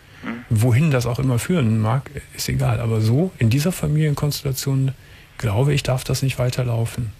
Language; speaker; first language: German; native; German